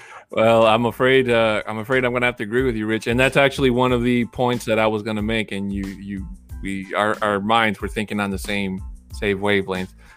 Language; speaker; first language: English; early bilingual, other home language; Spanish